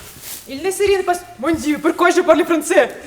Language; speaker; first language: French; non-native, learner; Russian